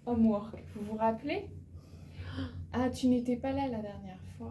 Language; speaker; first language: French; native; French